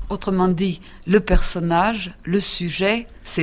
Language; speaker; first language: French; native; French